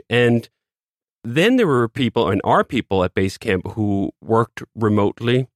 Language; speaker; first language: English; non-native, fluent; Danish